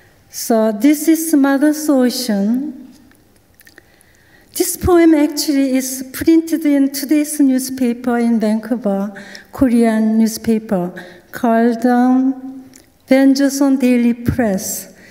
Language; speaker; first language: English; non-native, fluent; Korean